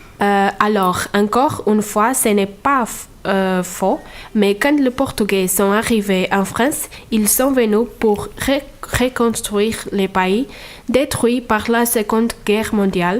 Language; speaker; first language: French; non-native, fluent; Portuguese